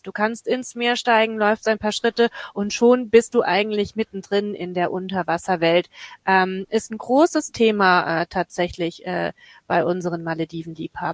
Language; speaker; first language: German; native; German